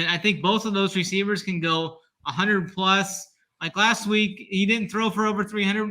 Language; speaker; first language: English; native; English